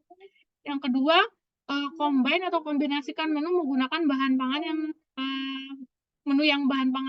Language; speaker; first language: Indonesian; native; Indonesian